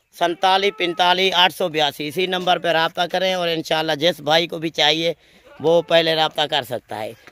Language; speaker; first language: Urdu; non-native, local second language; Punjabi